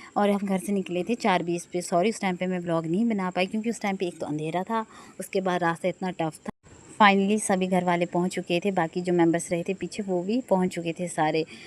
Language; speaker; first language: Hindi; non-native, local second language; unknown